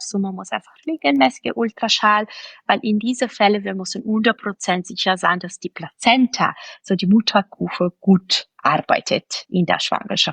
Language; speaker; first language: German; non-native, fluent; Italian